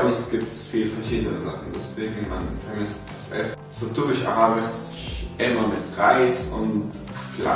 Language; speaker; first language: German; non-native, learner; Arabic